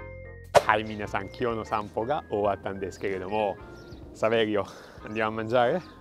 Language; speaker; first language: Japanese; non-native, fluent; Italian